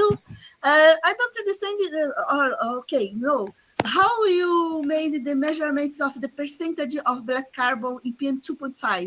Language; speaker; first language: English; non-native, learner; Portuguese